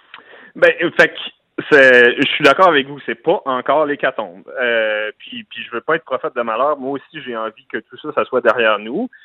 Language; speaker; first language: French; native; French